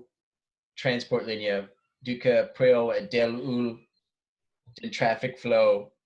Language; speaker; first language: Danish; non-native, fluent; English